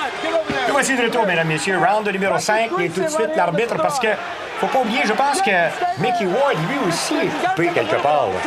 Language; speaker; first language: French; native; French